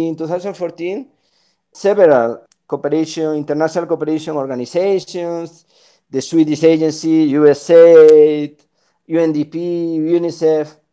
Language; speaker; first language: English; non-native, fluent; Spanish